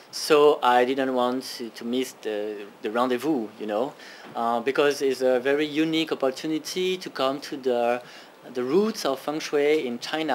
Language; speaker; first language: English; non-native, fluent; French